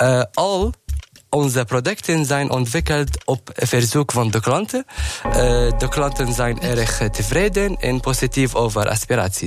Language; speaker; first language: Dutch; non-native, learner; Arabic